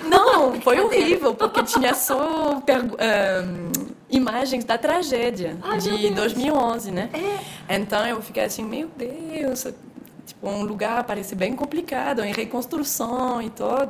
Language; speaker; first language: Portuguese; non-native, fluent; French